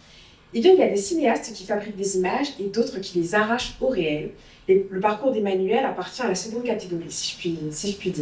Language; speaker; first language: French; native; French